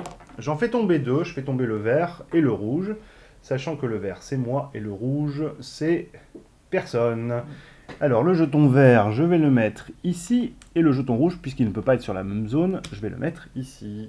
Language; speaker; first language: French; native; French